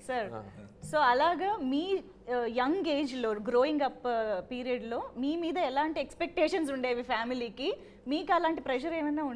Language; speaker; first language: Telugu; native; Telugu